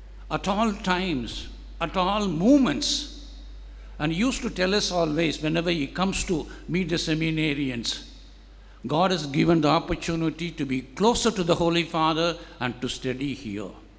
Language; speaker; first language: English; non-native, local second language; Tamil